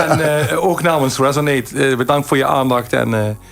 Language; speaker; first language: Dutch; native; Dutch